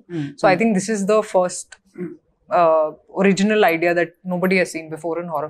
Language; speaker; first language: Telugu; non-native, fluent; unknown